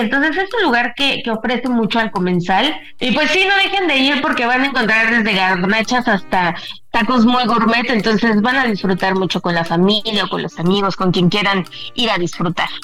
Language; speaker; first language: Spanish; native; Spanish